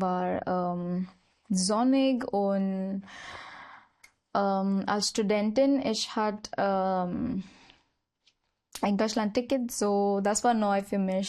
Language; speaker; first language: German; non-native, learner; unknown